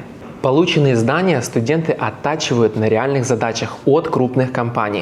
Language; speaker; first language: Russian; native; Russian